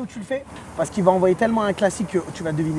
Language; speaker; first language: French; native; French